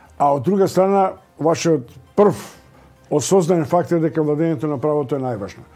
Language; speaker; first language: Macedonian; native; Macedonian